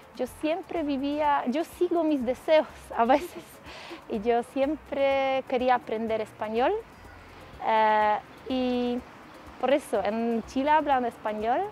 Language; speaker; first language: Spanish; non-native, fluent; Polish